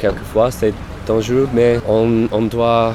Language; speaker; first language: French; non-native, learner; English